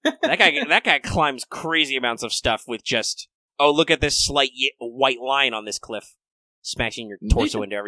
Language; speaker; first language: English; native; English